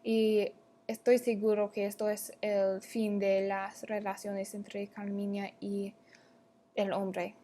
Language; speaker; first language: Spanish; non-native, learner; English